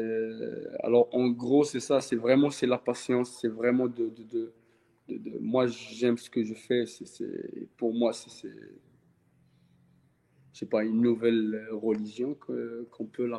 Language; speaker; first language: French; non-native, local second language; Arabic